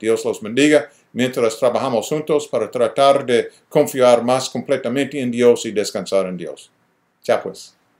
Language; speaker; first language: Spanish; non-native, fluent; English